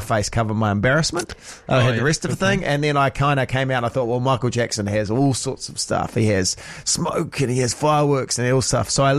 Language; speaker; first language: English; native; English